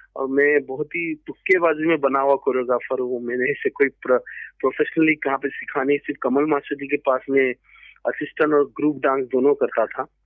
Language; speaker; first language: Hindi; non-native, local second language; Tamil